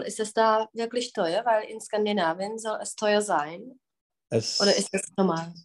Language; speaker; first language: German; non-native, fluent; Czech